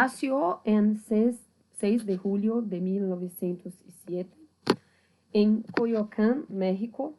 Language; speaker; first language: Spanish; non-native, fluent; Portuguese